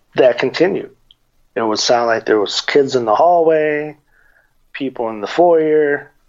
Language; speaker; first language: English; native; English